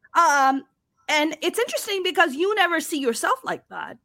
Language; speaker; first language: English; non-native, local second language; Urdu